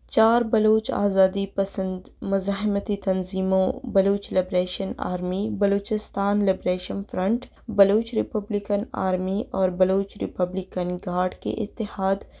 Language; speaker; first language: Urdu; non-native, local second language; Baluchi